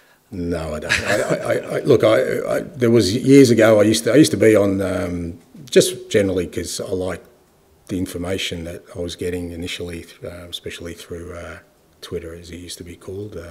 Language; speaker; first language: English; native; English